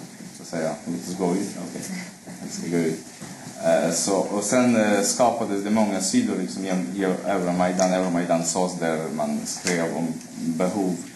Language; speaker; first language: Swedish; non-native, fluent; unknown